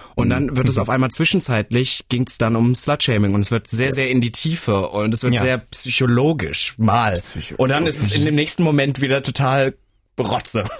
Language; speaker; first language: German; native; German